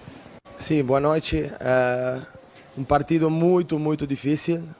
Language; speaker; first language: Portuguese; non-native, fluent; Italian